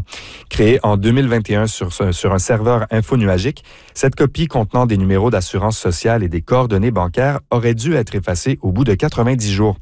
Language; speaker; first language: French; native; French